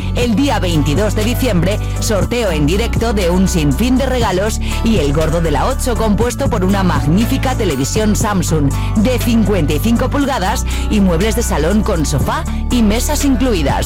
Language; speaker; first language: Spanish; native; Spanish